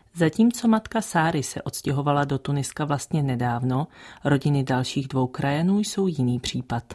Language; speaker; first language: Czech; native; Czech